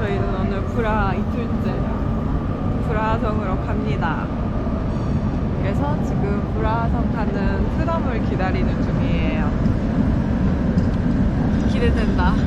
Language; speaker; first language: Korean; non-native, fluent; Japanese